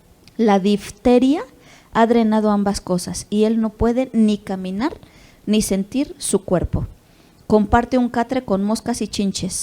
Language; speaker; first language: Spanish; native; Spanish